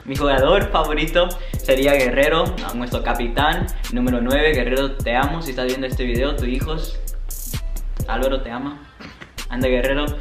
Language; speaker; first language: Spanish; early bilingual, heritage; Spanish